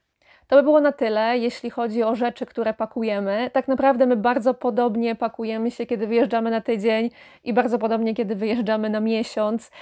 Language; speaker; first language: Polish; native; Polish